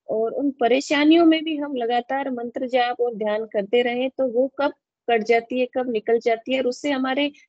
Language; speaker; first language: Hindi; native; Hindi